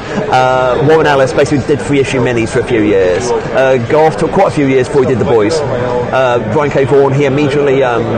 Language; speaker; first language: English; native; English